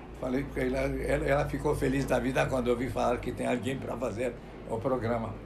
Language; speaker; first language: Portuguese; non-native, fluent; Romanian